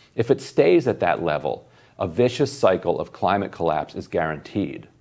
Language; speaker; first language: English; native; English